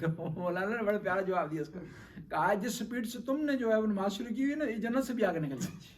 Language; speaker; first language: Urdu; non-native, local second language; Punjabi